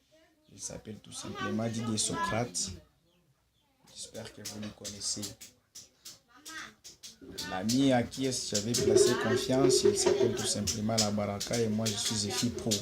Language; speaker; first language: French; non-native, local second language; Swahili